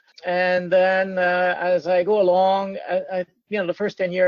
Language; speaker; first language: English; native; English